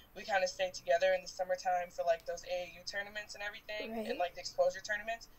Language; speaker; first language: English; native; English